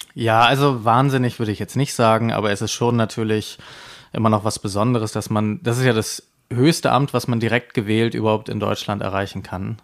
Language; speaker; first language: German; native; German